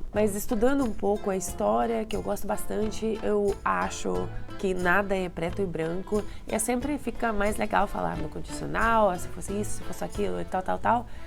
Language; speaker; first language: Portuguese; non-native, fluent; Russian